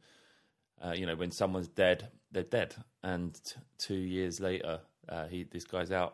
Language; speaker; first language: English; native; English